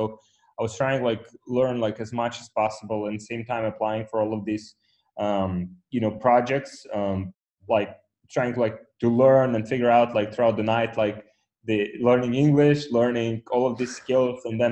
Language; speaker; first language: English; non-native, fluent; Ukrainian